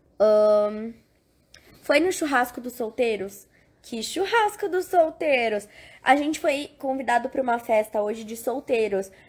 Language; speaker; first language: Portuguese; native; Portuguese